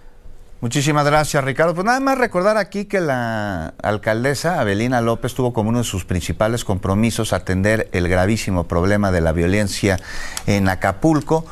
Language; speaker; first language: Spanish; native; Spanish